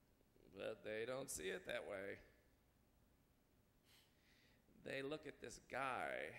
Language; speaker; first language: English; native; English